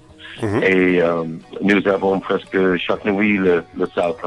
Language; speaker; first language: French; non-native, learner; English